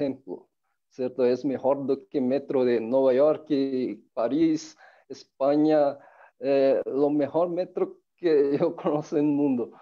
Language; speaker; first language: Spanish; non-native, fluent; Portuguese